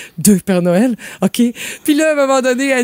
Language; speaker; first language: French; native; French